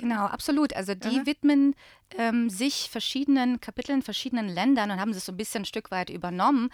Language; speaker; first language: German; early bilingual, other home language; Bosnian